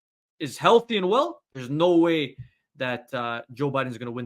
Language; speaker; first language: English; native; English